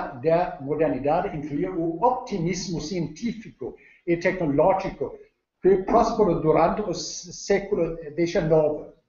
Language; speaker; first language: Portuguese; non-native, learner; Danish